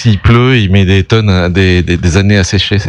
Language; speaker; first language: French; native; French